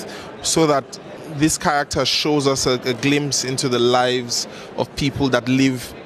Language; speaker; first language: English; non-native, local second language; Hausa